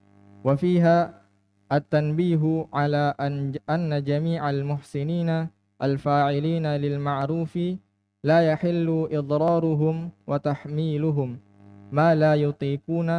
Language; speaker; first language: Arabic; non-native, learner; Indonesian